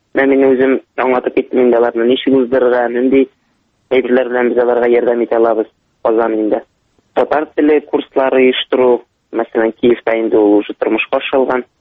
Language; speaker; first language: Tatar; native; Tatar